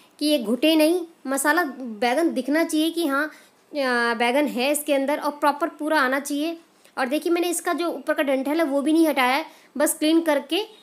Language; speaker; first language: Hindi; native; Hindi